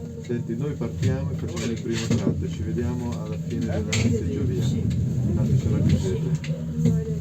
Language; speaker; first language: Italian; native; Italian